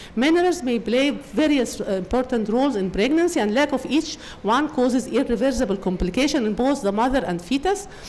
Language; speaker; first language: English; non-native, fluent; Arabic